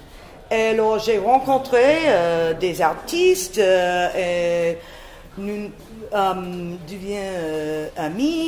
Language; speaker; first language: French; non-native, fluent; English